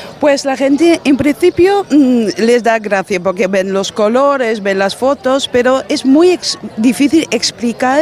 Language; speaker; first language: Spanish; non-native, fluent; Dutch